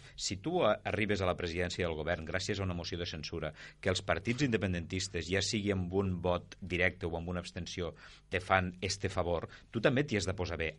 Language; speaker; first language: Catalan; native; Catalan